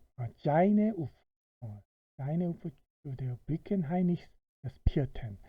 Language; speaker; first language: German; non-native, fluent; Korean